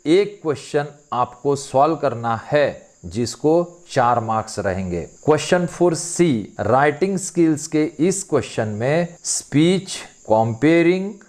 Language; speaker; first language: Hindi; non-native, local second language; Marathi